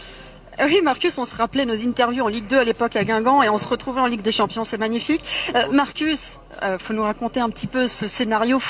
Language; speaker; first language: French; native; French